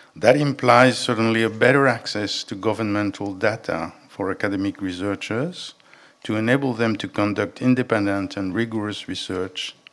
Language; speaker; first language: English; non-native, fluent; French